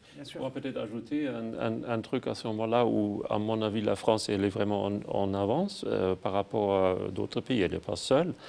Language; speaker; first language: French; non-native, fluent; German